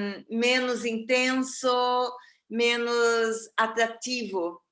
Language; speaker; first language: Spanish; non-native, fluent; Portuguese